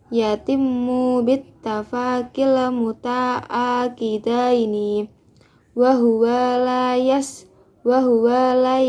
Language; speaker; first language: Arabic; non-native, learner; Indonesian